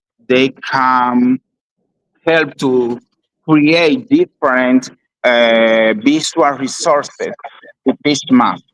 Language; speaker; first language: English; non-native, learner; Spanish